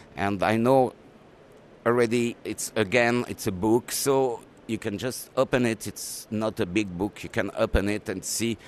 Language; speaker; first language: English; non-native, learner; French